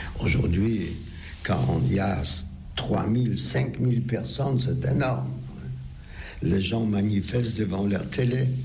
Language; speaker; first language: French; non-native, fluent; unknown